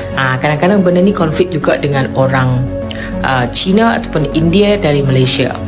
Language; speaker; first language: Malay; non-native, fluent; Thai